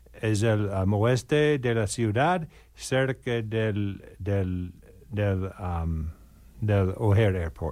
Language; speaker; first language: Spanish; non-native, learner; English